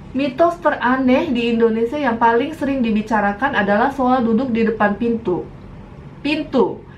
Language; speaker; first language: Indonesian; early bilingual, other home language; Korean